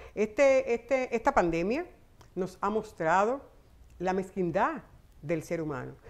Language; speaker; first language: Spanish; native; Spanish